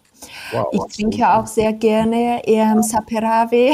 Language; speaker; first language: German; non-native, fluent; Georgian